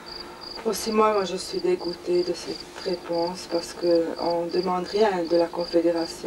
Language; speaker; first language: French; non-native, learner; Romanian